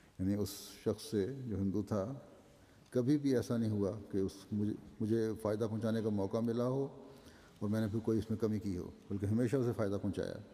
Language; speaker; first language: Urdu; native; Urdu